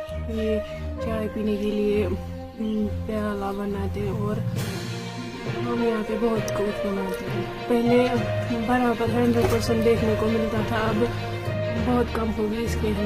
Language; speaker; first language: Hindi; non-native, local second language; Kashmiri